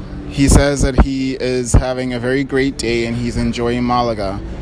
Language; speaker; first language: English; native; English